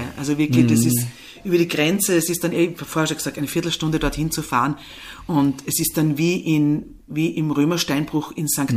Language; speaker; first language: German; native; German